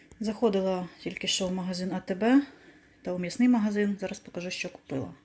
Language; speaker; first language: Ukrainian; non-native, local second language; Russian